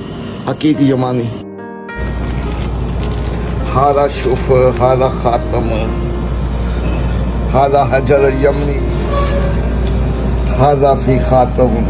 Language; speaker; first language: Arabic; non-native, learner; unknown